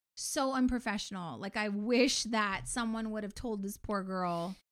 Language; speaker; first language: English; native; English